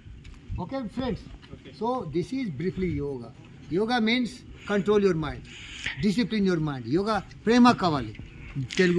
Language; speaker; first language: Telugu; non-native, local second language; Hindi